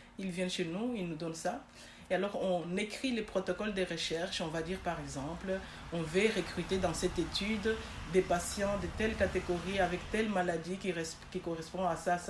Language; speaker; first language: French; early bilingual, other home language; Luba-Lulua